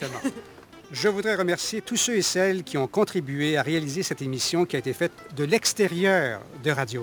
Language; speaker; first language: French; native; French